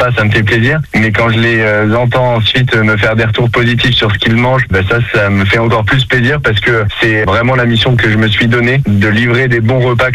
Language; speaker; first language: French; native; French